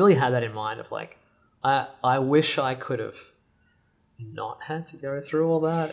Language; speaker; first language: English; native; English